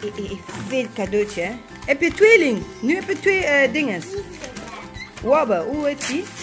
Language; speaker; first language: Dutch; early bilingual, other home language; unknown